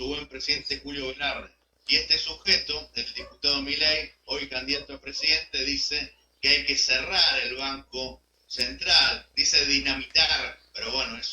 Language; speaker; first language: Spanish; native; Spanish